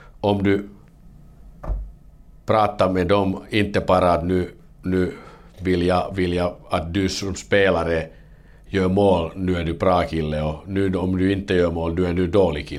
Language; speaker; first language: Swedish; non-native, local second language; Finnish